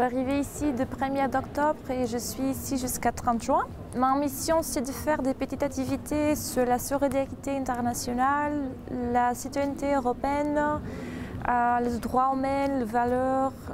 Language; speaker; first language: French; non-native, fluent; Portuguese